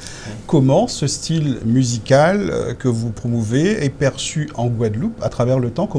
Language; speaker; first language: French; native; French